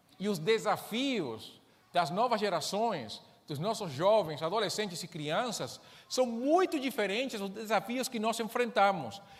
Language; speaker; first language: Portuguese; non-native, fluent; Spanish